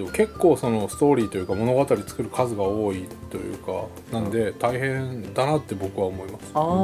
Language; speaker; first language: Japanese; native; Japanese